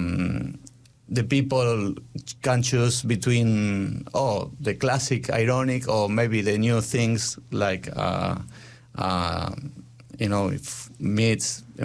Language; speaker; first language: English; non-native, learner; Spanish